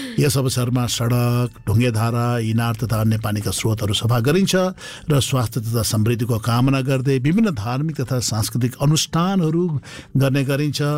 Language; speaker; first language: Nepali; native; Nepali